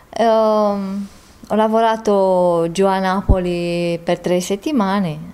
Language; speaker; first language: Italian; non-native, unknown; Romanian